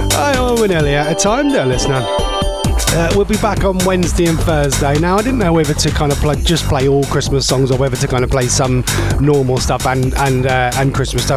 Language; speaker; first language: English; native; English